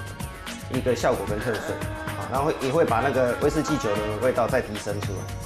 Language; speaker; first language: Chinese; native; Chinese